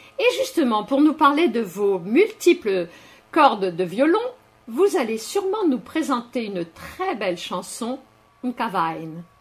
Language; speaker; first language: French; native; French